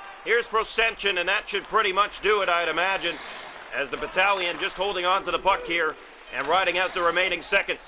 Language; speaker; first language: English; native; English